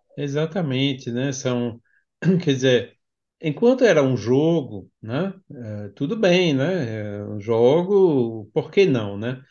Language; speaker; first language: Portuguese; non-native, fluent; French